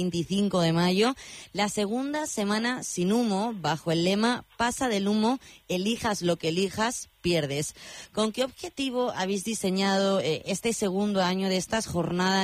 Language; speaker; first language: Spanish; native; Spanish